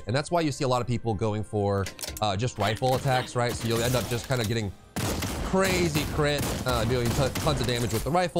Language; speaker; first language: English; native; English